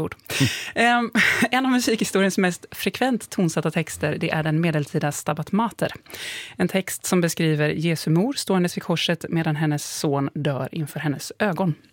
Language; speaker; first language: Swedish; native; Swedish